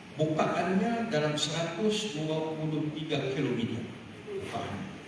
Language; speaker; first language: Malay; native; Malay